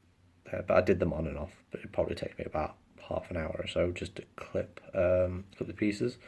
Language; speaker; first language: English; native; English